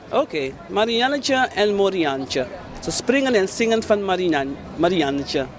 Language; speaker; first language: Dutch; native; Dutch